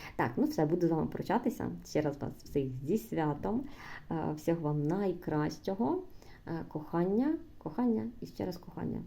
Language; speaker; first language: Ukrainian; non-native, local second language; Russian